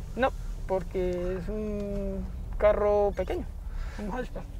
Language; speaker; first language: Spanish; native; Spanish